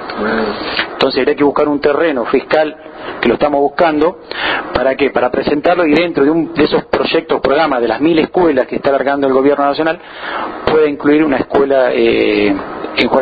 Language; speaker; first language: Spanish; native; Spanish